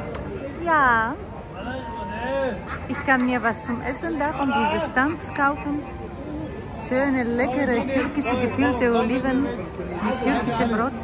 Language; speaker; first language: German; non-native, fluent; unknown